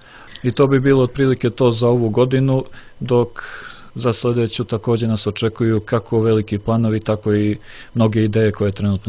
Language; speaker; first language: Croatian; native; Croatian